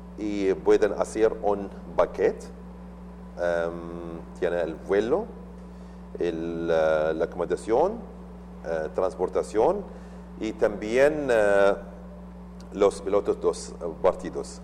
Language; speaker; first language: Spanish; non-native, learner; Arabic